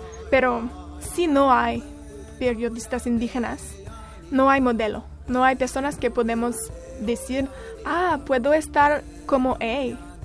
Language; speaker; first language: Spanish; non-native, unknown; French